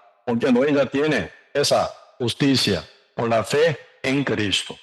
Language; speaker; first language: Spanish; non-native, learner; Korean